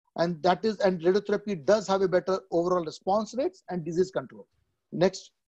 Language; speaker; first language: English; non-native, local second language; Odia